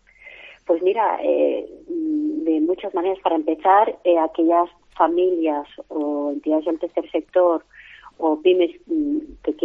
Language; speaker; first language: Spanish; native; Spanish